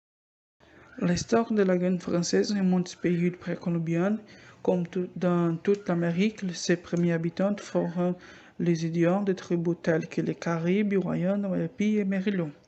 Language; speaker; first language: French; non-native, learner; Portuguese